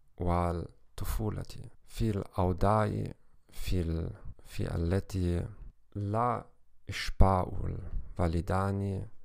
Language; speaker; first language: Arabic; non-native, learner; German